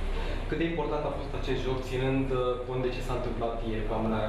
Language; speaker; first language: Romanian; native; Romanian